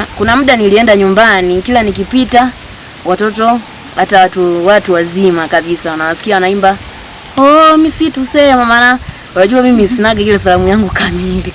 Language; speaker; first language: Swahili; native; Swahili